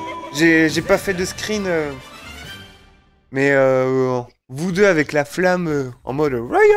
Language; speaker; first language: French; native; French